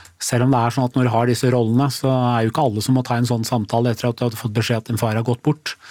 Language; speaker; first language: Norwegian; early bilingual, other home language; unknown